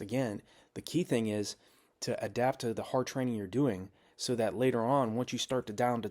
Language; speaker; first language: English; native; English